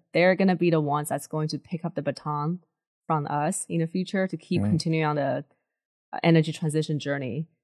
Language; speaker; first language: English; early bilingual, other home language; Chinese